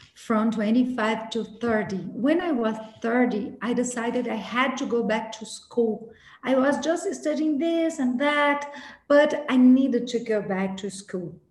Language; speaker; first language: English; non-native, fluent; Portuguese